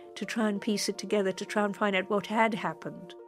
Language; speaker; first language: English; native; English